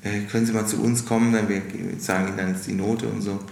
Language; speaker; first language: German; native; German